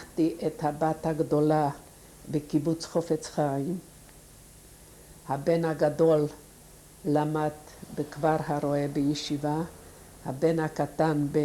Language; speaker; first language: Hebrew; non-native, fluent; Yiddish